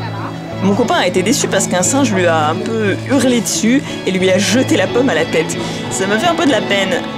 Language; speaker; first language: French; native; French